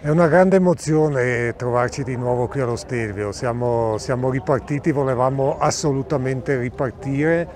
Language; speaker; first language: Italian; native; Italian